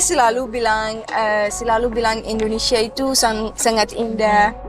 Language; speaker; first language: Indonesian; non-native, fluent; Arabic